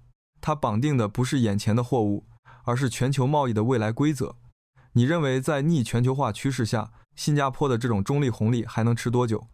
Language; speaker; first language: Chinese; native; Chinese